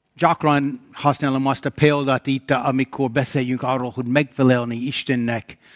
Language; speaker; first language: Hungarian; non-native, fluent; English